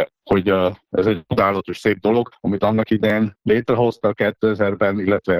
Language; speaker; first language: Hungarian; native; Hungarian